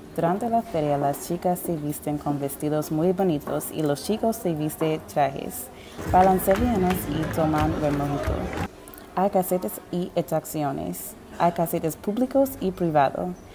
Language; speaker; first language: Spanish; non-native, learner; English